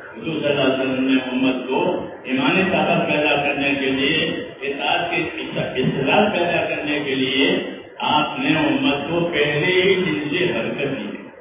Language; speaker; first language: Urdu; non-native, local second language; Gujarati